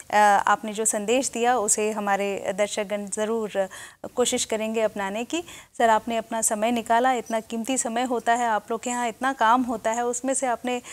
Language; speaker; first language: Hindi; native; Hindi